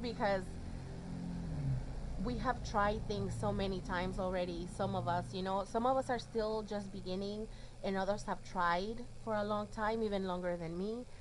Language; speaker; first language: English; early bilingual, other home language; Spanish